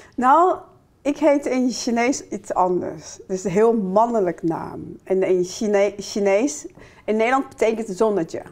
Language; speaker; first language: Dutch; non-native, fluent; Chinese